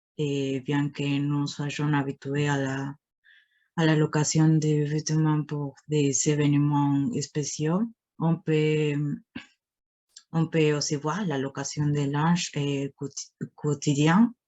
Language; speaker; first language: French; non-native, fluent; Spanish